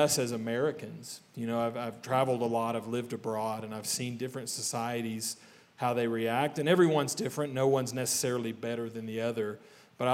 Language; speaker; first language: English; native; English